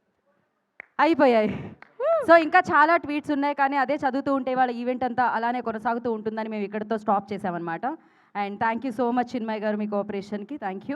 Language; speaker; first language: Telugu; native; Telugu